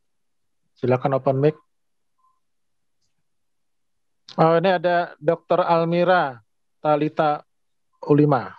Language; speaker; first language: Indonesian; native; Indonesian